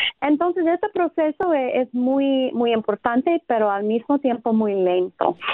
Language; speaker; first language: Spanish; non-native, fluent; English